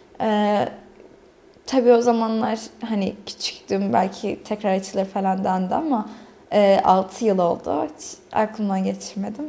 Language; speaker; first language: Turkish; early bilingual, other home language; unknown